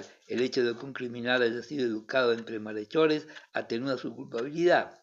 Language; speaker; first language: Spanish; native; Spanish